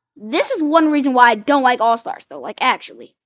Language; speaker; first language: English; native; English